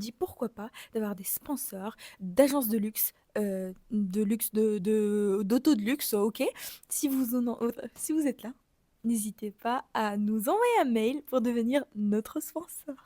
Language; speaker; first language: French; native; French